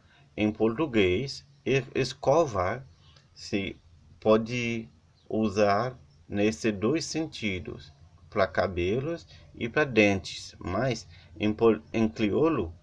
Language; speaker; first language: Portuguese; non-native, learner; Haitian Creole